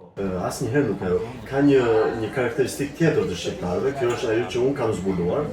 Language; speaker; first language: Albanian; early bilingual, heritage; Albanian